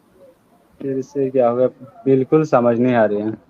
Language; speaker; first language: Hindi; non-native, learner; Rohingya